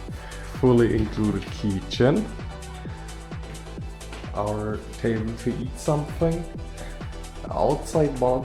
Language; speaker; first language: English; non-native, fluent; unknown